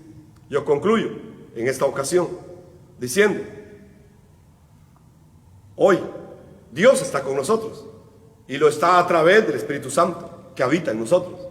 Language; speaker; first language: Spanish; native; Spanish